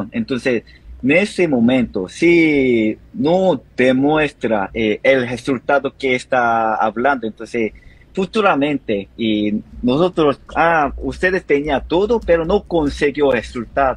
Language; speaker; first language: Spanish; non-native, learner; Korean